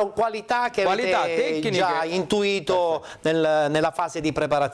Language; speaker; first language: Italian; native; Italian